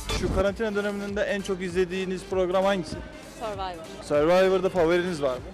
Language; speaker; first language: Turkish; native; Turkish